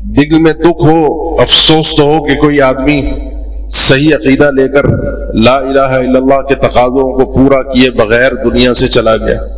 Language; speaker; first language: Urdu; native; Urdu